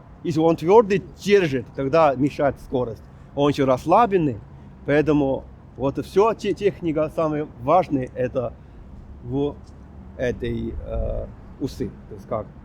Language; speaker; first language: Russian; non-native, fluent; Chinese